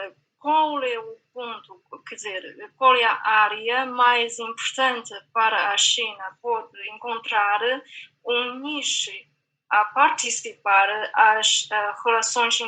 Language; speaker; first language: Portuguese; non-native, fluent; Chinese